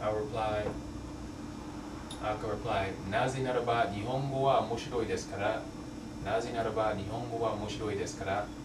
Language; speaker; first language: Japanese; non-native, learner; English